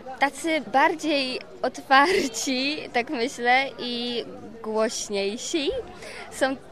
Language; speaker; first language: Polish; native; Polish